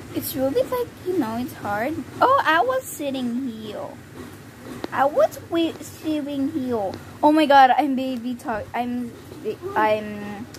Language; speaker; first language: English; native; English